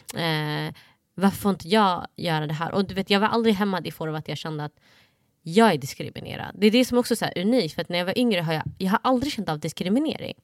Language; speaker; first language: Swedish; early bilingual, other home language; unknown